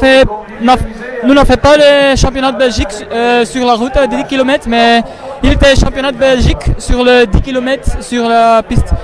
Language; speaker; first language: French; non-native, learner; Dutch